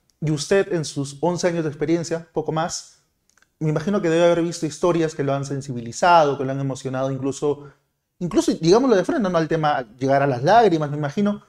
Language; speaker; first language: Spanish; native; Spanish